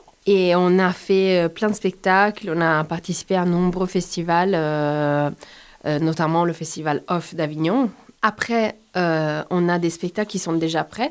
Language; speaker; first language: French; non-native, fluent; Italian